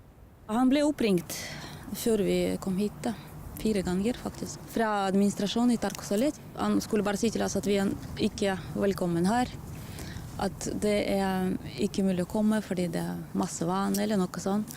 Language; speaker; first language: Norwegian; non-native, fluent; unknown